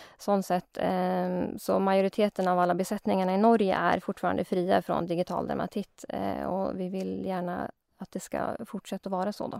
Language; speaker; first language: Swedish; native; Swedish